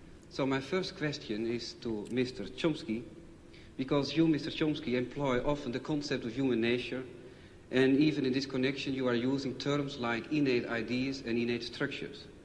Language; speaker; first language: English; non-native, fluent; Dutch